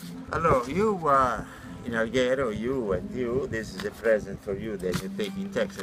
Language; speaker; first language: English; non-native, learner; Italian